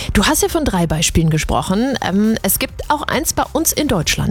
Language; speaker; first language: German; native; German